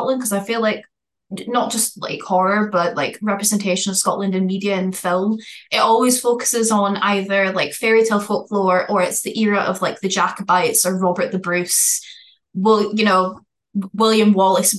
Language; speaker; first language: English; native; English